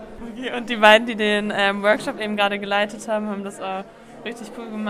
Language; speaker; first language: German; native; German